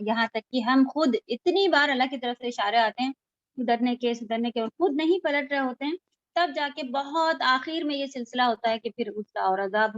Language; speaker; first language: Urdu; native; Urdu